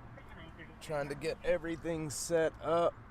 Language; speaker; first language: English; native; English